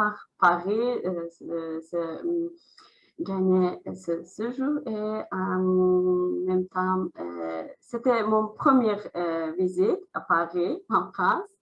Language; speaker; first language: French; non-native, learner; Azerbaijani